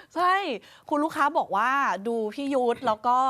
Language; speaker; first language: Thai; native; Thai